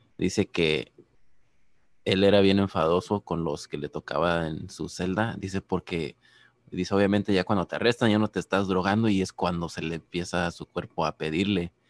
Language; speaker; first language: Spanish; early bilingual, heritage; Spanish